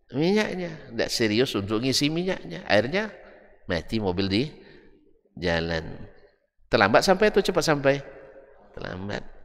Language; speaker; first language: Indonesian; non-native, local second language; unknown